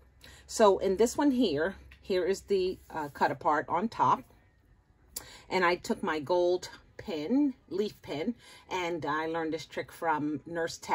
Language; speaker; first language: English; native; English